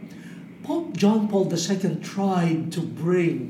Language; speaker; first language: English; non-native, local second language; Filipino